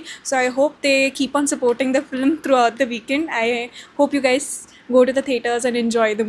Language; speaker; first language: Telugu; non-native, learner; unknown